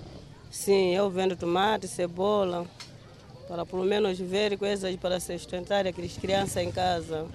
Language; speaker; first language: Portuguese; non-native, local second language; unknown